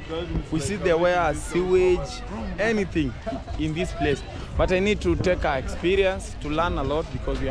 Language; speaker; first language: English; non-native, learner; Swahili